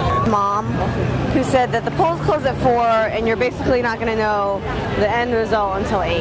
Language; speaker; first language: English; early bilingual, other home language; Chinese